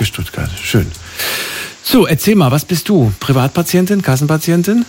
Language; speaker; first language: German; native; German